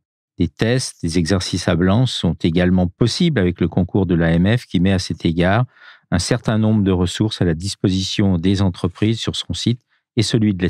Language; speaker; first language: French; native; French